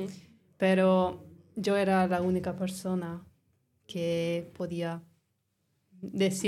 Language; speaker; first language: Spanish; non-native, learner; English